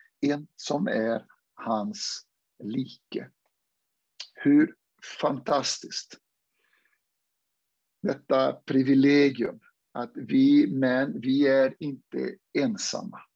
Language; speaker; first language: Swedish; non-native, fluent; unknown